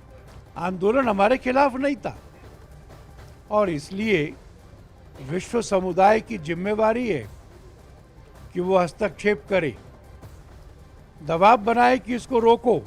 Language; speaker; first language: Hindi; native; Hindi